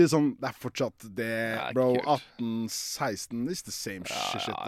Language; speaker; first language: Norwegian; native; Norwegian